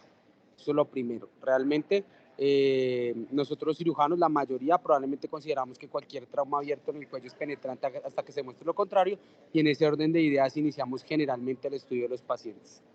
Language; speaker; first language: Spanish; native; Spanish